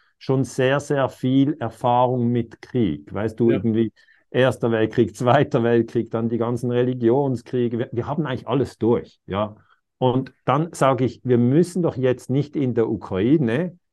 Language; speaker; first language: German; non-native, local second language; Italian